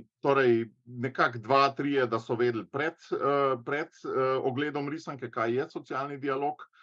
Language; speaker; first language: Slovenian; native; Slovenian